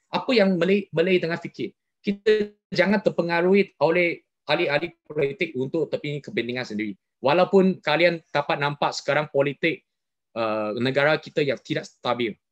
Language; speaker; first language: Malay; non-native, local second language; Chinese